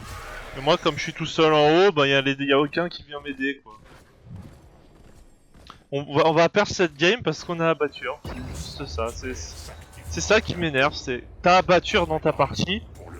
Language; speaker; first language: French; native; French